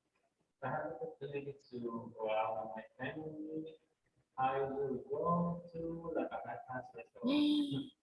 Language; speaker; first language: English; non-native, learner; Spanish